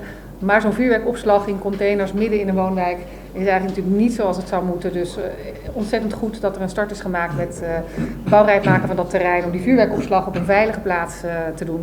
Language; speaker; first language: Dutch; native; Dutch